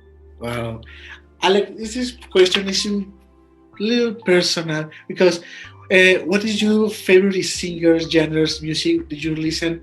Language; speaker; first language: English; non-native, learner; Spanish